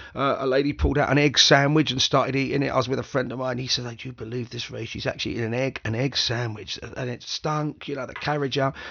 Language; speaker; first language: English; native; English